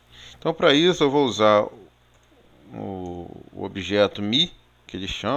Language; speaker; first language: Portuguese; native; Portuguese